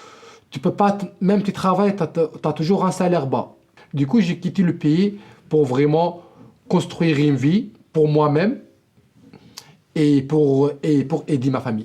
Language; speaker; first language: French; non-native, local second language; Arabic